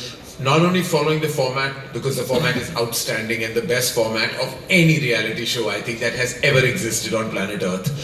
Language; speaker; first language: English; non-native, local second language; Hindi